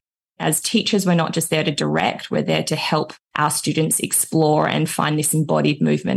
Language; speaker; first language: English; native; English